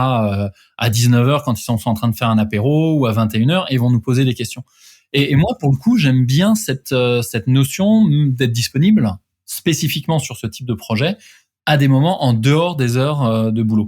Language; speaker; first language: French; native; French